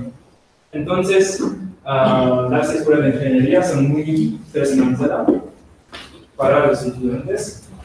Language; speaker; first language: Spanish; non-native, learner; French